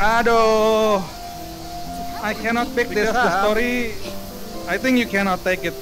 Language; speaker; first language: English; non-native, fluent; Indonesian